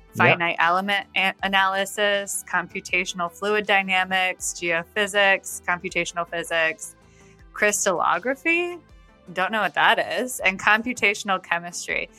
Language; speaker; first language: English; native; English